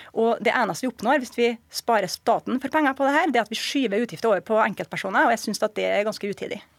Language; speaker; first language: Norwegian; native; Norwegian